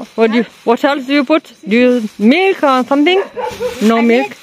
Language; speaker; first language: English; non-native, learner; French